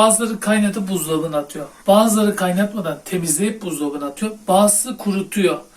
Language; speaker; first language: Turkish; native; Turkish